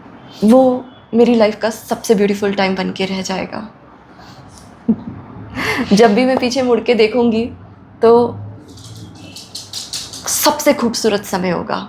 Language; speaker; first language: Hindi; native; Hindi